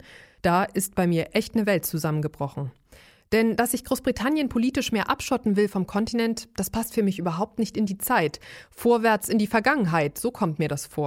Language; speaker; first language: German; native; German